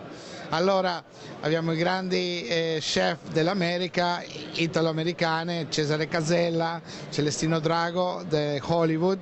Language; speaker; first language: Italian; non-native, fluent; Spanish